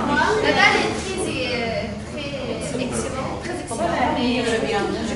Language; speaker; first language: French; non-native, learner; Arabic